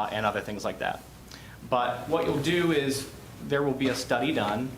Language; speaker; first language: English; native; English